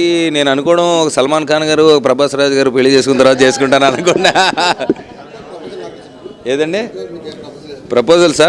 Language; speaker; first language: Telugu; native; Telugu